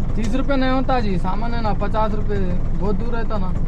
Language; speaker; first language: Hindi; non-native, local second language; Telugu